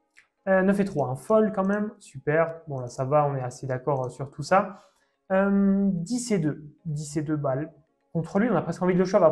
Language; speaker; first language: French; native; French